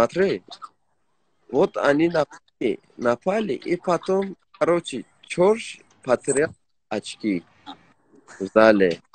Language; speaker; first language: Russian; non-native, learner; Persian